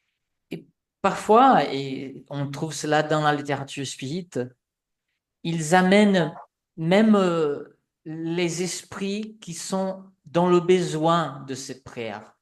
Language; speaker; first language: French; non-native, fluent; Portuguese